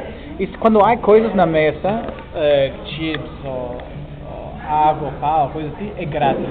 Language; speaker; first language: Portuguese; non-native, fluent; English